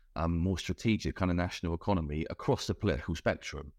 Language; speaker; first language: English; native; English